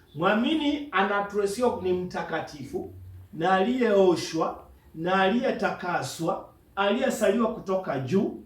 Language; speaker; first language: Swahili; non-native, local second language; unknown